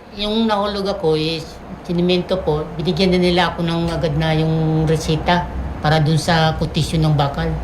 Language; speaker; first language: Filipino; native; Filipino